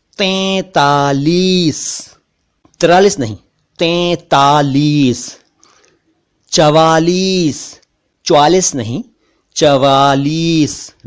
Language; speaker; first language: Hindi; native; Hindi